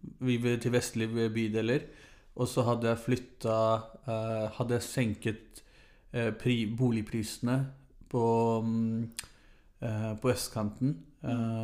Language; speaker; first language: Norwegian; early bilingual, other home language; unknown